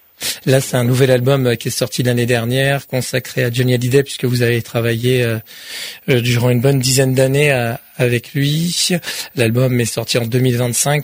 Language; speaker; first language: French; native; French